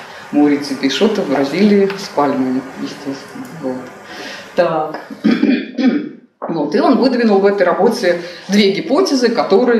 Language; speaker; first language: Russian; native; Russian